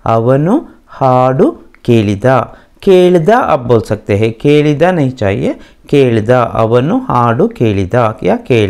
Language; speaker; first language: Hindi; non-native, local second language; Kannada